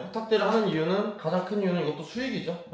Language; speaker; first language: Korean; native; Korean